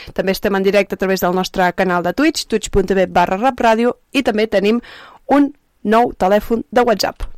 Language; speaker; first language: Catalan; native; Catalan